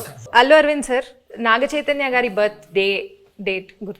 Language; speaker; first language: Telugu; native; Telugu